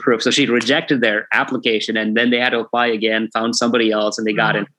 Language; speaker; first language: English; non-native, local second language; Tamil